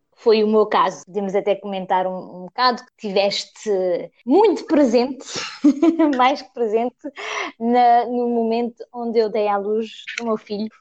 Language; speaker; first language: Portuguese; early bilingual, heritage; Portuguese